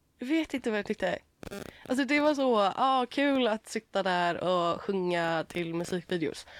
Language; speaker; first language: Swedish; native; Swedish